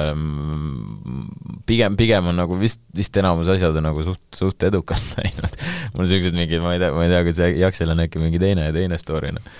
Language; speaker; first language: Estonian; non-native, local second language; Russian